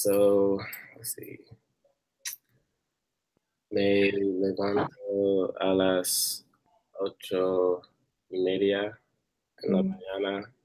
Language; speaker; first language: Spanish; non-native, learner; English